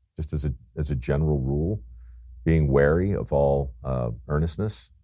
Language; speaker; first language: English; native; English